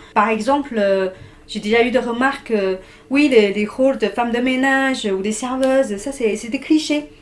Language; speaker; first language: French; non-native, fluent; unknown